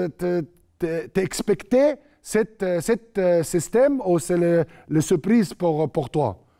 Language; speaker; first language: French; non-native, learner; Arabic